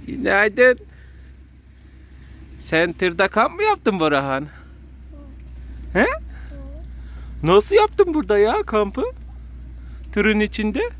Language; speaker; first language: Turkish; native; Turkish